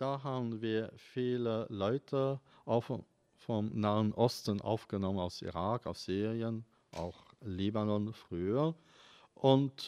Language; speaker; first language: German; non-native, fluent; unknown